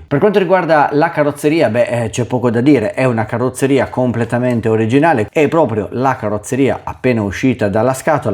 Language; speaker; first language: Italian; native; Italian